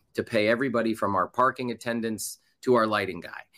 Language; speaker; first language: English; native; English